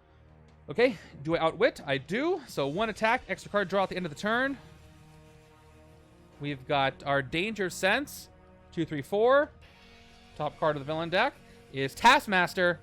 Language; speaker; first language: English; native; English